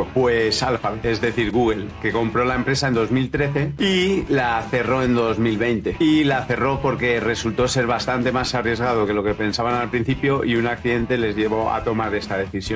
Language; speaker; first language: Spanish; native; Spanish